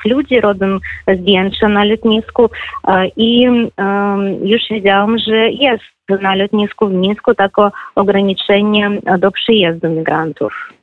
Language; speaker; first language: Polish; non-native, fluent; Belarusian